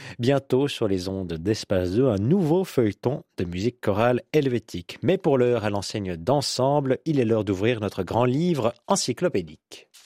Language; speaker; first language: French; native; French